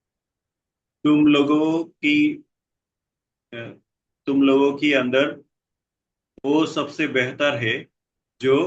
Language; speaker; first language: Hindi; non-native, learner; Bangla